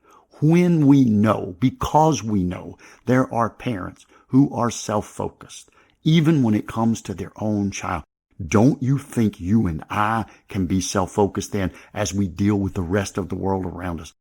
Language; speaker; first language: English; native; English